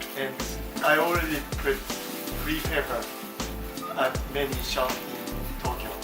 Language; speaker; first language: English; non-native, learner; Japanese